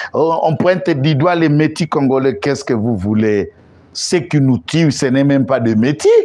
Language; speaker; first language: French; non-native, local second language; Lingala